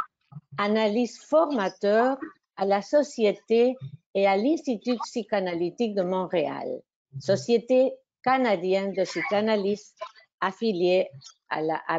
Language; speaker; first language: French; non-native, fluent; Spanish